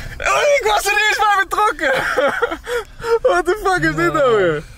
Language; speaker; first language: Dutch; native; Dutch